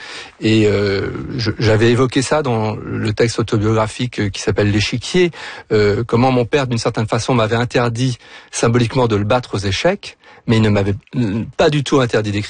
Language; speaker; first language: French; native; French